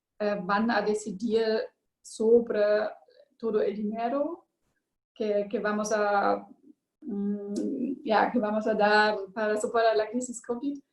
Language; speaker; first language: Spanish; non-native, learner; German